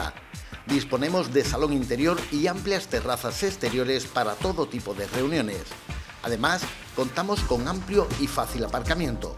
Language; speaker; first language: Spanish; native; Spanish